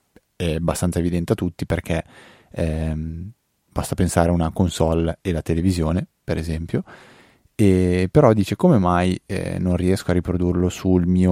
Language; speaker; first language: Italian; native; Italian